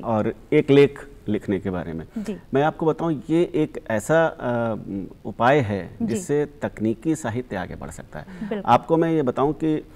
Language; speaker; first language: Hindi; native; Hindi